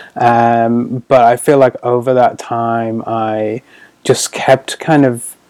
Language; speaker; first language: English; native; English